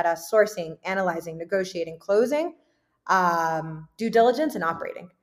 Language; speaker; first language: English; early bilingual, other home language; Spanish